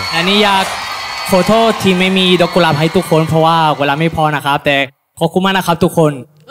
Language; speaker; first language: Thai; non-native, fluent; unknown